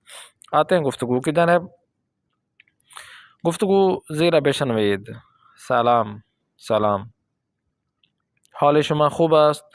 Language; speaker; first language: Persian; non-native, fluent; Urdu